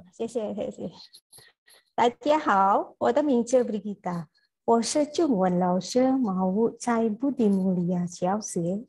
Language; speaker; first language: Chinese; non-native, learner; Indonesian